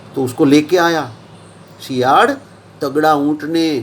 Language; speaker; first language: Hindi; non-native, local second language; Gujarati